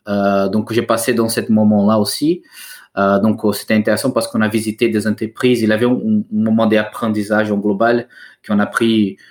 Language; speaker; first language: French; non-native, fluent; Portuguese